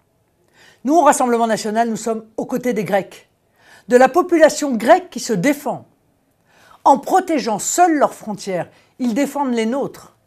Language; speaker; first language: French; native; French